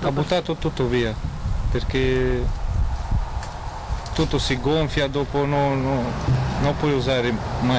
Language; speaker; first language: Italian; non-native, learner; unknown